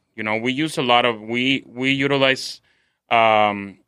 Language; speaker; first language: English; non-native, fluent; Spanish